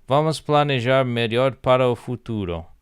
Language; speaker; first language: Portuguese; non-native, learner; English